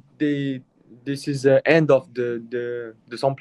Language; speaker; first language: English; non-native, learner; Mongolian